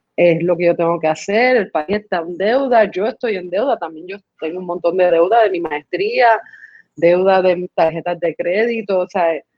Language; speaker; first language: Spanish; early bilingual, other home language; English